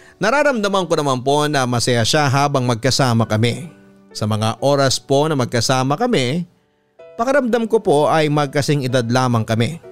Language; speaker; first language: Filipino; native; Filipino